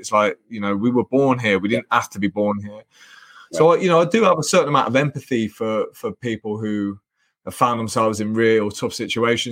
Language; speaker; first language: English; native; English